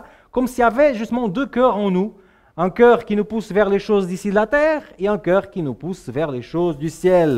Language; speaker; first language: French; native; French